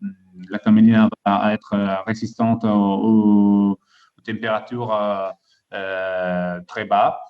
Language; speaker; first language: French; non-native, fluent; Italian